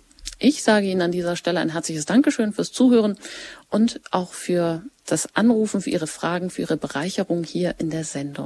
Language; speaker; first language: German; native; German